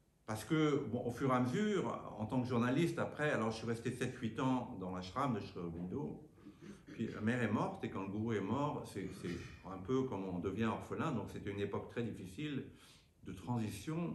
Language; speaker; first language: French; native; French